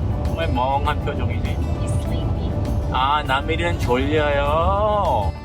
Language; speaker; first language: Korean; early bilingual, heritage; Korean